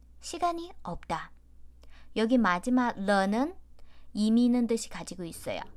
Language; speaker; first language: Korean; non-native, fluent; Chinese